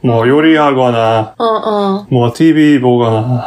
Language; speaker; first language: Korean; non-native, fluent; Hungarian